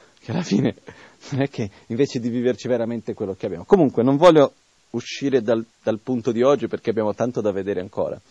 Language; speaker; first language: Italian; non-native, fluent; Portuguese